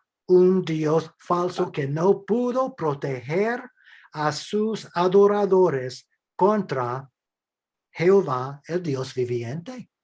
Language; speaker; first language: Spanish; non-native, fluent; English